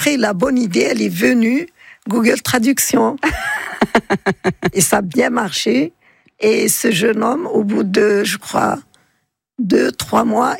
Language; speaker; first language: French; non-native, local second language; Arabic